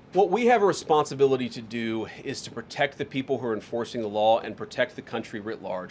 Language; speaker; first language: English; native; English